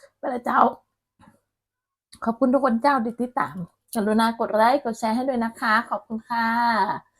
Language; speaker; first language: Thai; non-native, local second language; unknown